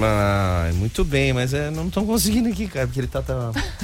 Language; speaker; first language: Portuguese; native; Portuguese